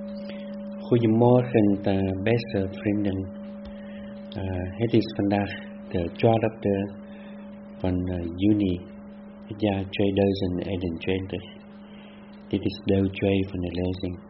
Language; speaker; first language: Dutch; non-native, fluent; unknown